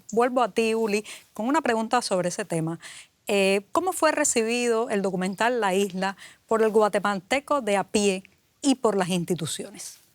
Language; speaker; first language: Spanish; native; Spanish